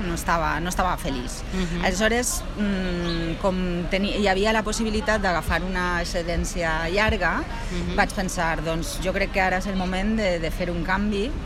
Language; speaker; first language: Catalan; non-native, local second language; Spanish